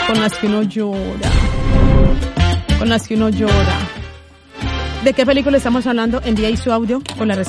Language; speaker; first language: Spanish; native; Spanish